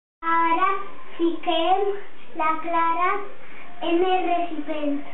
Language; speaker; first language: Catalan; non-native, local second language; Spanish